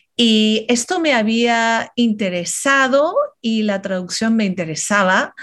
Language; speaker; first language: Spanish; non-native, fluent; English